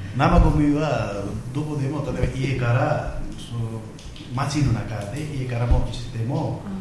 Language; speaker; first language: Japanese; non-native, learner; Nepali